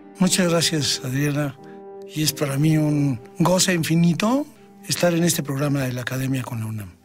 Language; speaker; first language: Spanish; native; Spanish